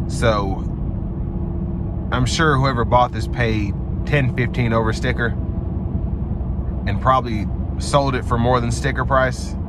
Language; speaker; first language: English; native; English